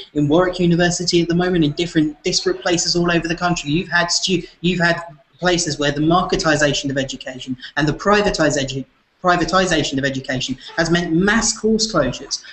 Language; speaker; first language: English; native; English